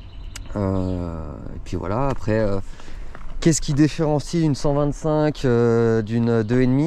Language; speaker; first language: French; native; French